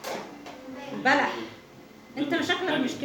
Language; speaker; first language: Egyptian Arabic; native; Egyptian Arabic